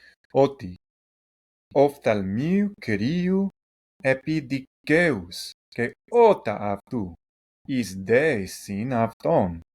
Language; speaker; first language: Greek; non-native, learner; English